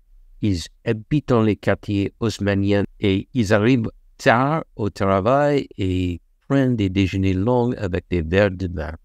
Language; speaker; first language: French; non-native, fluent; English